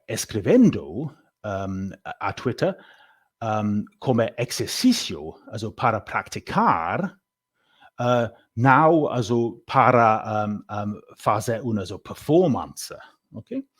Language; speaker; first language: Portuguese; non-native, learner; English